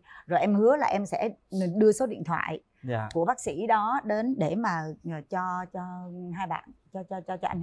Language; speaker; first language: Vietnamese; native; Vietnamese